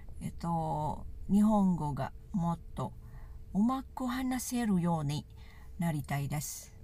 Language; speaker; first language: Japanese; non-native, learner; Malay